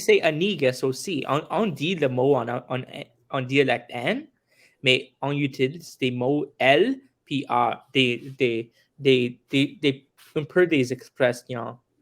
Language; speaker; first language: French; non-native, local second language; English